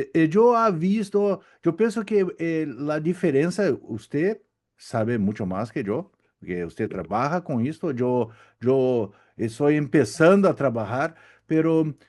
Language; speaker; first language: Spanish; non-native, learner; Portuguese